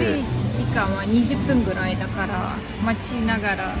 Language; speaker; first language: Japanese; non-native, fluent; German